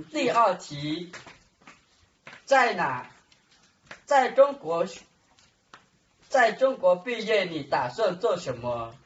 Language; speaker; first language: Chinese; non-native, learner; Hmong